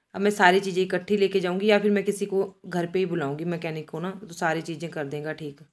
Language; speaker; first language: Hindi; native; Hindi